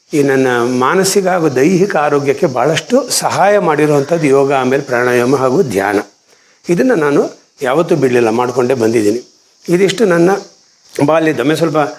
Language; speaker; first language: Kannada; non-native, local second language; Konkani